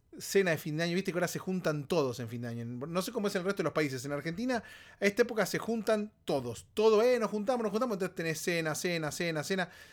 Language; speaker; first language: Spanish; native; Spanish